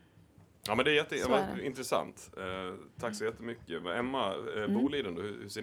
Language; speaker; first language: Swedish; native; Swedish